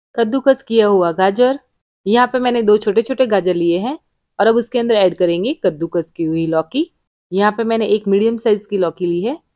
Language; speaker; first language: Hindi; non-native, local second language; Gujarati